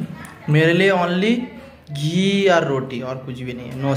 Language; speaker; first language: Hindi; non-native, local second language; Bangla